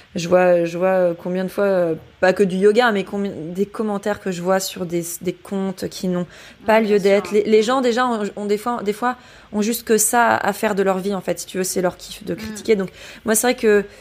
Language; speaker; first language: French; native; French